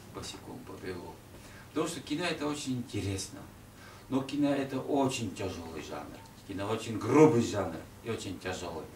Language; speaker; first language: Russian; non-native, local second language; Udmurt